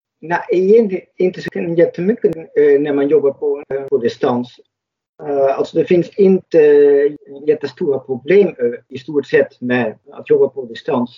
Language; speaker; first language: Swedish; non-native, fluent; Dutch